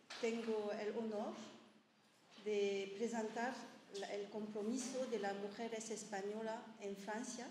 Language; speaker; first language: Spanish; early bilingual, heritage; French